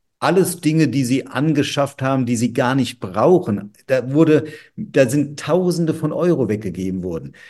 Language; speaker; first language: German; native; German